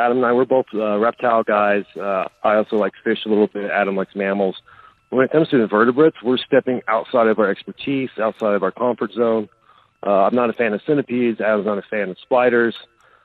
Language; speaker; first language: English; native; English